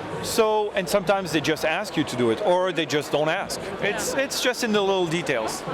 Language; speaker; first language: English; non-native, fluent; French